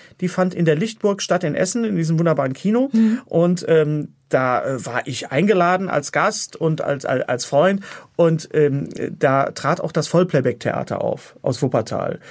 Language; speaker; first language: German; native; German